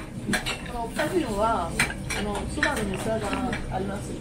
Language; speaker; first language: Japanese; non-native, learner; Chinese